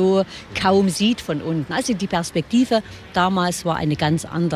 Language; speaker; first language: German; native; German